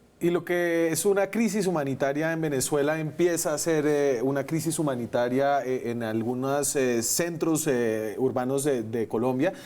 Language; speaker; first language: Spanish; native; Spanish